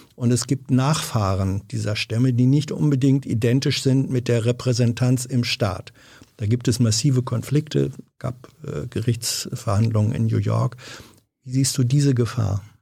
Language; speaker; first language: German; non-native, fluent; French